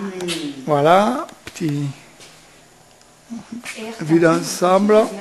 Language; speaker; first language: French; native; French